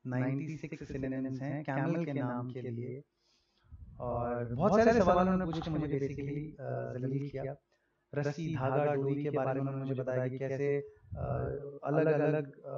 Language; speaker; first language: Hindi; non-native, local second language; Rajasthani